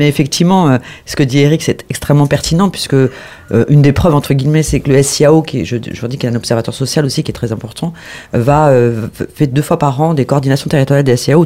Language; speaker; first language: French; native; French